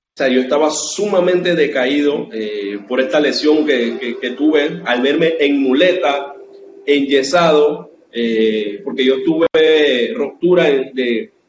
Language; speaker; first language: Spanish; native; Spanish